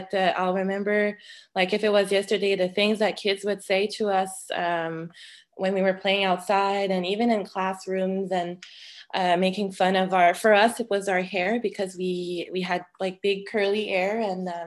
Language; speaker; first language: English; non-native, fluent; French